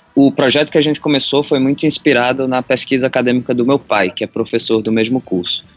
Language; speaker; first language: Portuguese; native; Portuguese